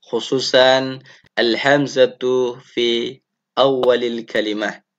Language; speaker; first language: Arabic; non-native, fluent; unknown